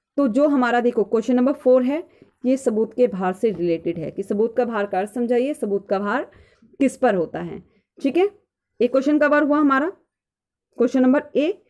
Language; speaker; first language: Hindi; native; Hindi